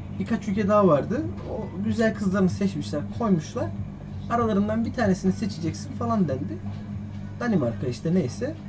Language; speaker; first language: Turkish; native; Turkish